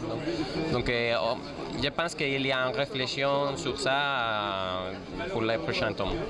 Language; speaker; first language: French; non-native, fluent; Spanish